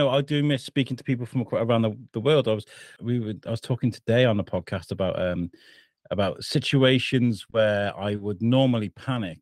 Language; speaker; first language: English; native; English